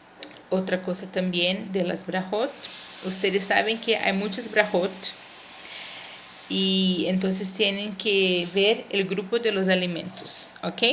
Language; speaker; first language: Spanish; non-native, fluent; Portuguese